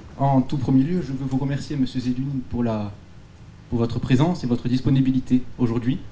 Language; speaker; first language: French; native; French